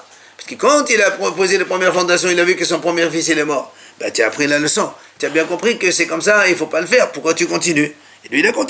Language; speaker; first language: French; native; French